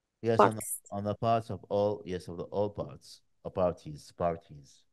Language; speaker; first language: English; non-native, fluent; Arabic